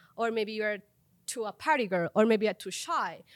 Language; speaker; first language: English; non-native, fluent; Spanish